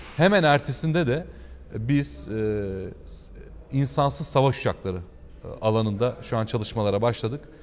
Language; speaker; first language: Turkish; native; Turkish